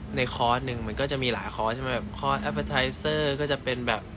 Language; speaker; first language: Thai; native; Thai